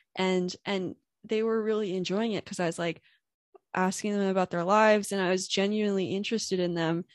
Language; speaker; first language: English; native; English